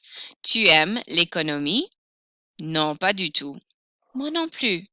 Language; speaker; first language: French; non-native, fluent; English